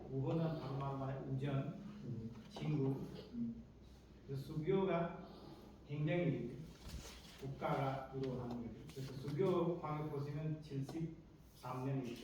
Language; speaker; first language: Korean; non-native, fluent; Hindi